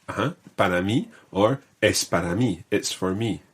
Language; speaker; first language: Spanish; non-native, fluent; English